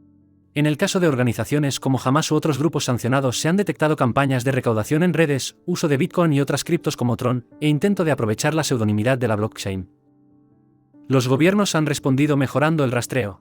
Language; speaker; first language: Spanish; native; Spanish